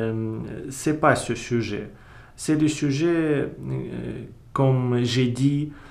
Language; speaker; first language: French; non-native, learner; Russian